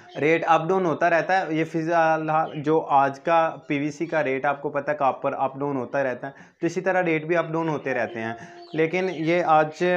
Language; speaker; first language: Urdu; non-native, local second language; Punjabi